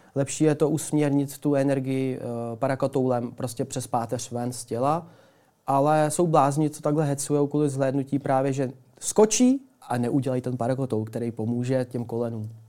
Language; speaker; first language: Czech; early bilingual, other home language; Ukrainian